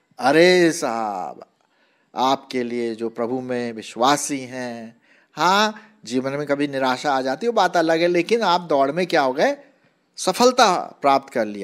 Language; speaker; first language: Hindi; non-native, local second language; Marathi